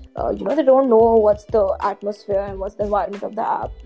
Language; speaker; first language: English; non-native, local second language; Hindi